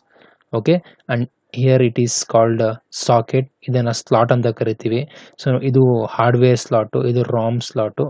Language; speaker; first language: Kannada; native; Kannada